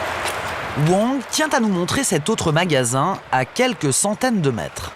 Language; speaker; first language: French; native; French